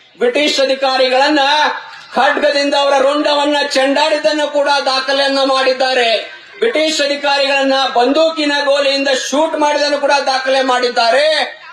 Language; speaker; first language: Kannada; non-native, local second language; Lambadi